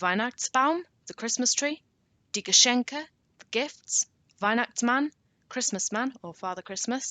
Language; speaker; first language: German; non-native, learner; English